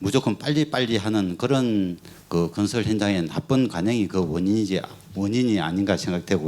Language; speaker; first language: Korean; native; Korean